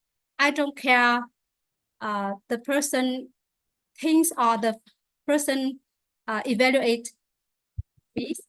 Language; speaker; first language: English; non-native, learner; Vietnamese